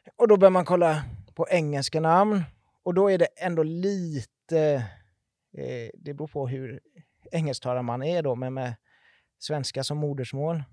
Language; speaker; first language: Swedish; native; Swedish